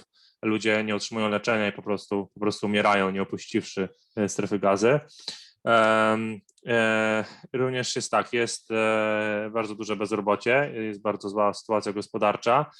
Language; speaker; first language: Polish; non-native, fluent; Arabic